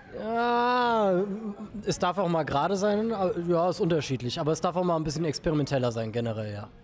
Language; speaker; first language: German; native; German